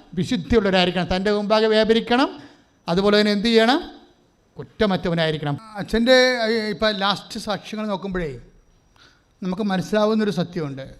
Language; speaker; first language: Malayalam; native; Malayalam